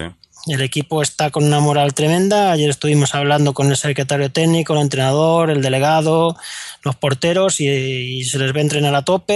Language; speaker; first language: Spanish; native; Spanish